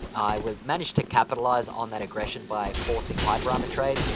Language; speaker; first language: English; native; English